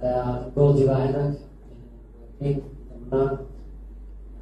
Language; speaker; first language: Indonesian; non-native, learner; Dutch